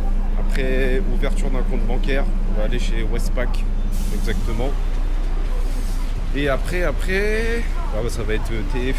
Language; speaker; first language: French; native; French